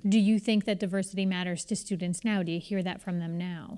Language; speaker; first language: English; native; English